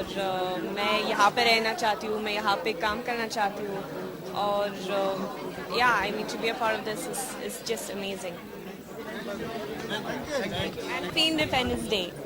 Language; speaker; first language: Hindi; non-native, learner; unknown